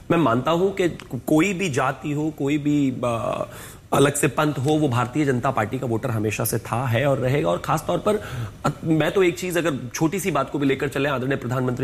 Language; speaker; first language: Hindi; native; Hindi